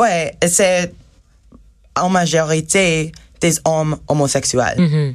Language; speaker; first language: French; non-native, learner; English